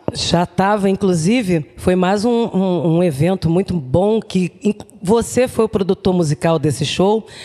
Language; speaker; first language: Portuguese; native; Portuguese